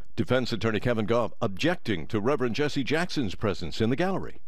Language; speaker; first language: English; native; English